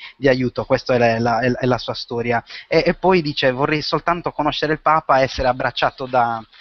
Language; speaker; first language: Italian; native; Italian